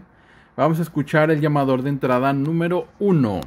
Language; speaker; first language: Spanish; native; Spanish